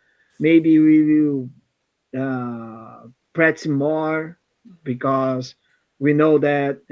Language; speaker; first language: English; non-native, fluent; Portuguese